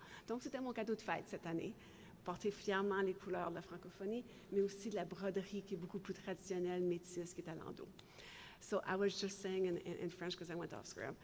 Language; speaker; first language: French; native; French